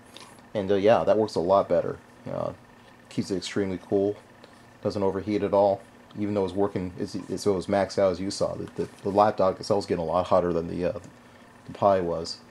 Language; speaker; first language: English; native; English